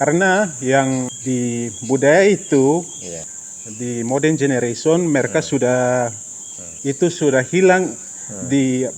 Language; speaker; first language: Indonesian; non-native, fluent; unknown